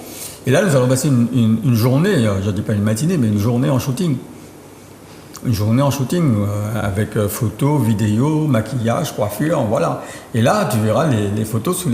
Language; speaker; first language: French; native; French